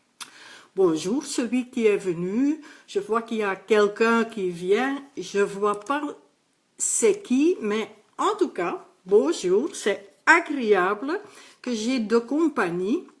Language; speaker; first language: French; non-native, local second language; Dutch